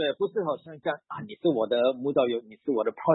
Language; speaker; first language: Chinese; early bilingual, heritage; Chinese